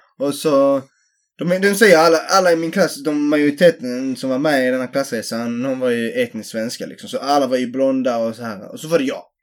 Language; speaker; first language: Swedish; early bilingual, other home language; Greek